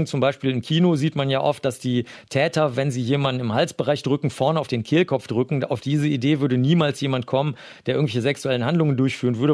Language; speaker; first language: German; native; German